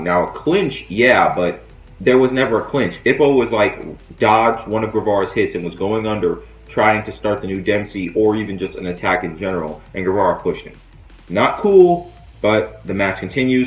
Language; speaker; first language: English; native; English